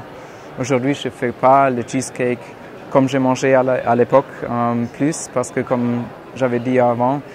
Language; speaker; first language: French; non-native, fluent; German